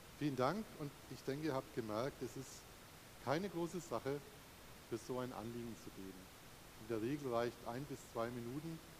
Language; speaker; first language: German; native; German